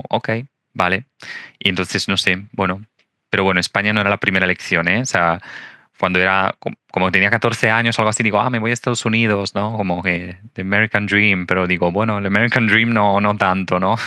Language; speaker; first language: Spanish; non-native, fluent; Italian